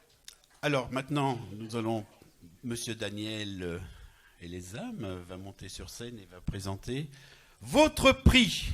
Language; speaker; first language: French; native; French